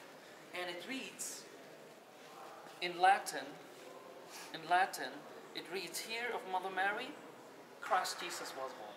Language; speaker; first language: English; non-native, fluent; Arabic